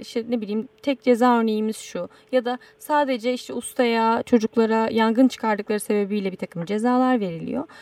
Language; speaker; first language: Turkish; native; Turkish